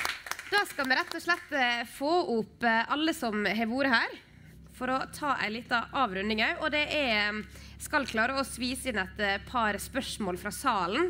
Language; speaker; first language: Norwegian; native; Norwegian